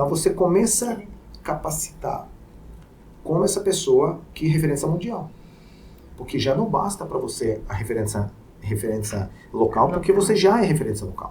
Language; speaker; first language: Portuguese; non-native, fluent; Hebrew